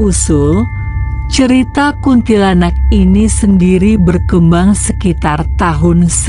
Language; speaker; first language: Indonesian; native; Indonesian